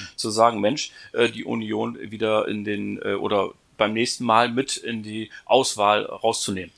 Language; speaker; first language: German; native; German